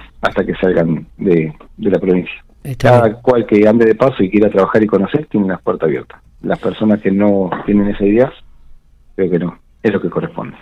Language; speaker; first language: Spanish; native; Spanish